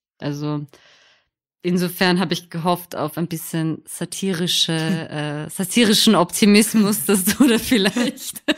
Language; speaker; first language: German; native; German